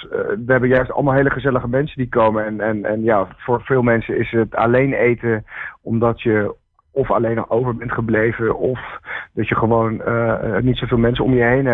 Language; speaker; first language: Dutch; native; Dutch